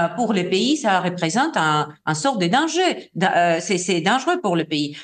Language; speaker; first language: French; non-native, fluent; Georgian